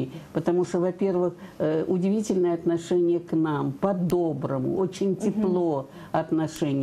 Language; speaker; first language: Russian; native; Russian